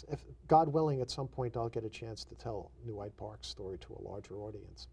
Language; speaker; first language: English; native; English